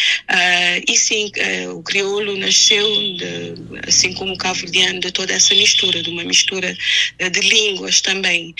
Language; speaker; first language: Portuguese; non-native, local second language; Kabuverdianu